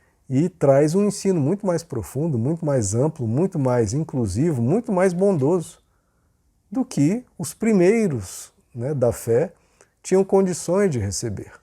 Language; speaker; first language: Portuguese; native; Portuguese